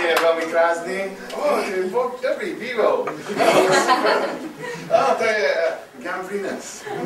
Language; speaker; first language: Czech; non-native, learner; English